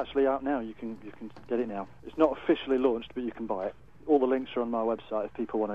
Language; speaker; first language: English; native; English